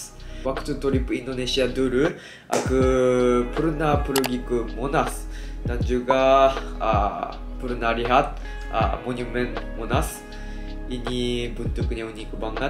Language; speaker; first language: Indonesian; non-native, learner; Japanese